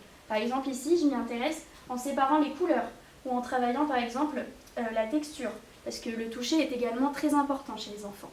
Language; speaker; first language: French; native; French